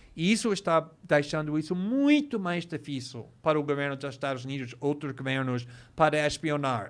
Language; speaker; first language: Portuguese; non-native, fluent; English